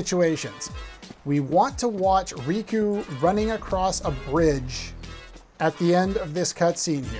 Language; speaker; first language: English; native; English